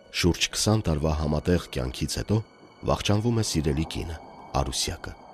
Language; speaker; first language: Armenian; native; Armenian